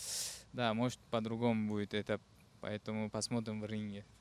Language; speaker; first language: Russian; non-native, learner; Uzbek